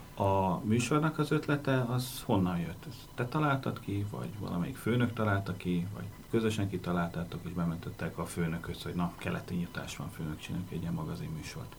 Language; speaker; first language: Hungarian; native; Hungarian